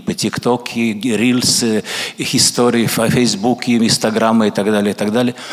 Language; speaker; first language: Polish; early bilingual, other home language; Russian